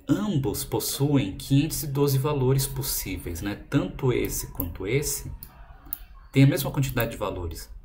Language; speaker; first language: Portuguese; native; Portuguese